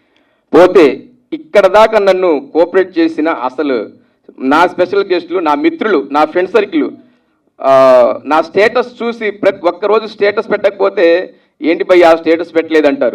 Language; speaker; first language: Telugu; native; Telugu